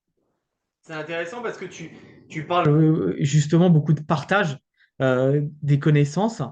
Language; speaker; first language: French; native; French